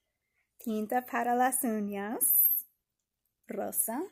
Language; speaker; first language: Spanish; non-native, fluent; English